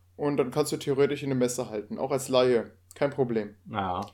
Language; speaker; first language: German; non-native, fluent; Polish